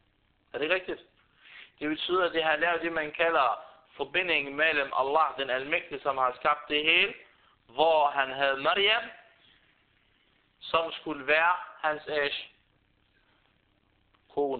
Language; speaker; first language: Danish; non-native, fluent; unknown